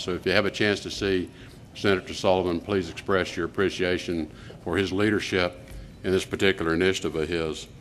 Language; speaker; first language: English; native; English